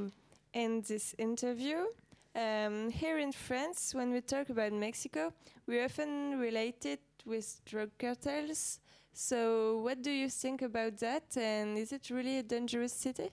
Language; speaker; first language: English; non-native, learner; French